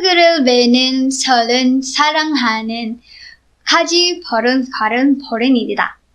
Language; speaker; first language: Korean; non-native, learner; Filipino